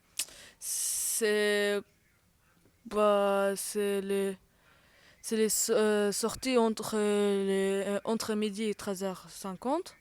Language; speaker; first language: French; non-native, local second language; Arabic